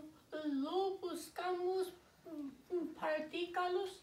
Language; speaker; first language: Spanish; non-native, learner; English